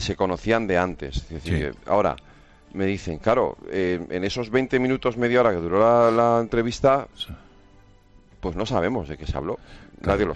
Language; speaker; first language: Spanish; native; Spanish